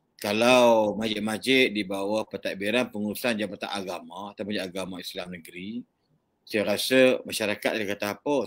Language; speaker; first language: Malay; native; Malay